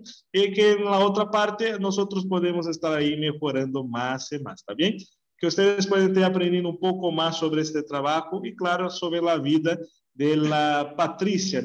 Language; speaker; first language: Spanish; non-native, learner; Portuguese